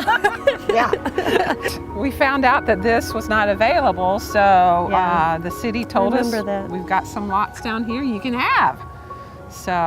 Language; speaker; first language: English; native; English